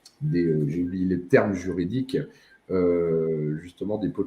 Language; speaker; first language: French; native; French